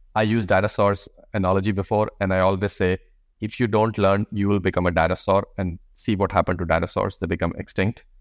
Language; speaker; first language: English; non-native, local second language; Hindi